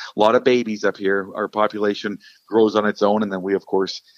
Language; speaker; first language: English; native; English